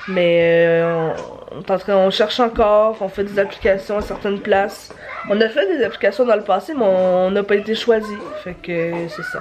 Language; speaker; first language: French; native; French